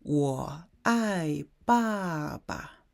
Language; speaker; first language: Chinese; non-native, fluent; Mongolian